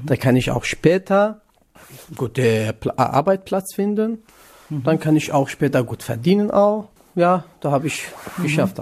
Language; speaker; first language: German; non-native, learner; Kurdish